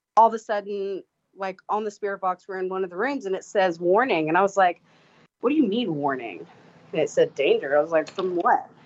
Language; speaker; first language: English; native; English